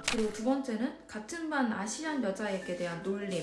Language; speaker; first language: Korean; native; Korean